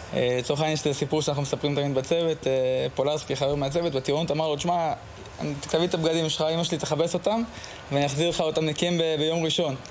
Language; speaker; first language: Hebrew; native; Hebrew